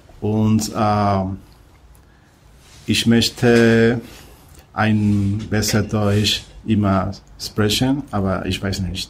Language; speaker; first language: German; non-native, learner; Spanish